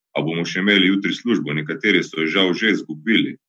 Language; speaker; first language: Slovenian; native; Slovenian